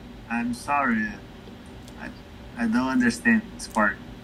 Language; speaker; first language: English; non-native, learner; Portuguese